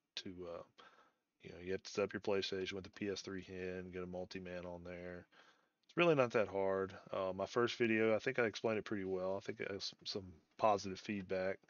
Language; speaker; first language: English; native; English